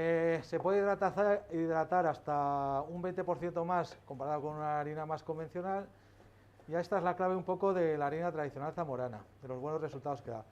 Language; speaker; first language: Spanish; native; Spanish